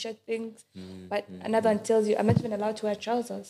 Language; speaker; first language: English; non-native, local second language; Ganda